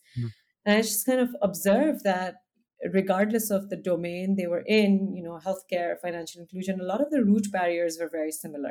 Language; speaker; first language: English; non-native, local second language; Hindi